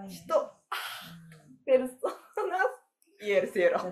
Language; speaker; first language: Spanish; non-native, learner; Japanese